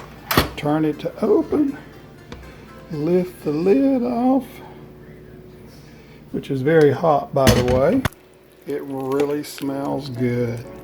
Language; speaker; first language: English; native; English